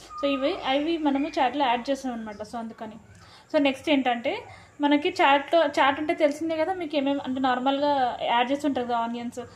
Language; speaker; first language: Telugu; non-native, local second language; Lambadi